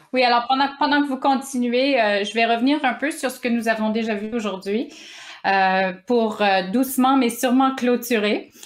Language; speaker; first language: French; native; French